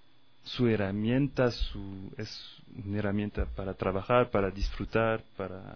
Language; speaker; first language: Spanish; non-native, fluent; French